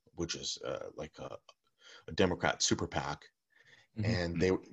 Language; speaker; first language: English; early bilingual, other home language; Russian